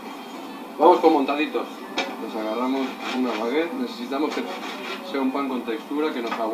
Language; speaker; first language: Spanish; native; Spanish